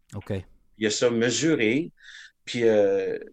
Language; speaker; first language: French; native; French